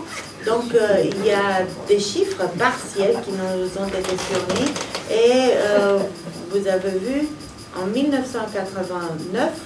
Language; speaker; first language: French; non-native, fluent; Romanian